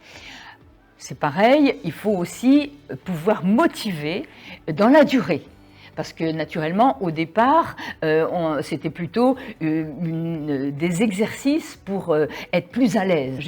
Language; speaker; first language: French; native; French